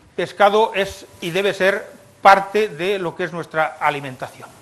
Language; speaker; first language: Spanish; native; Spanish